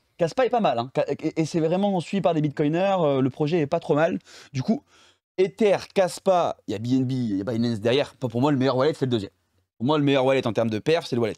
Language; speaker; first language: French; native; French